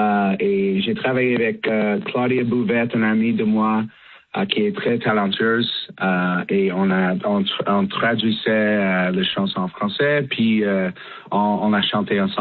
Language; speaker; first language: French; non-native, learner; English